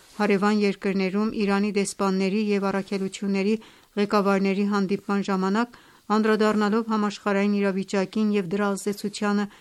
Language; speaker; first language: Armenian; native; Armenian